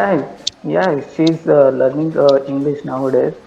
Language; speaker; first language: English; non-native, learner; Hindi